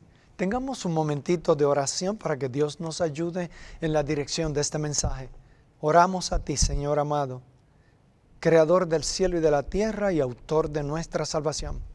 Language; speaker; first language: Spanish; native; Spanish